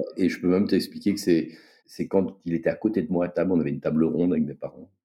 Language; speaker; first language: French; native; French